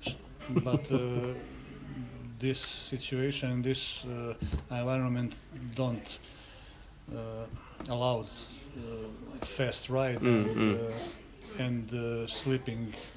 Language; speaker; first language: English; non-native, learner; Croatian